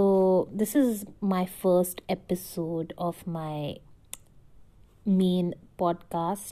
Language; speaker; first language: English; non-native, local second language; Hindi